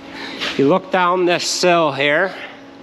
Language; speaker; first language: English; native; English